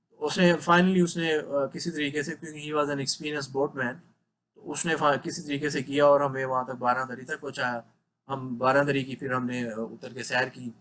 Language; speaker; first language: Urdu; non-native, local second language; Punjabi